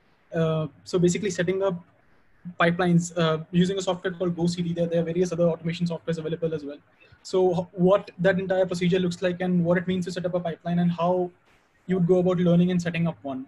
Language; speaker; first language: English; non-native, local second language; Hindi